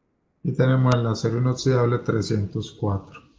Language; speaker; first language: Spanish; native; Spanish